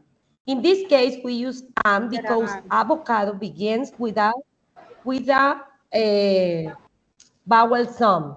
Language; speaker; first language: English; non-native, fluent; Spanish